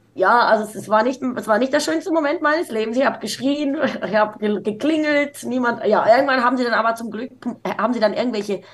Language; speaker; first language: German; native; German